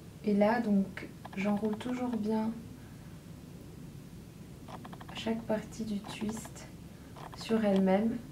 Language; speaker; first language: French; native; French